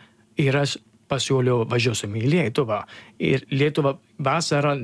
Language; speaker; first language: Lithuanian; non-native, learner; Italian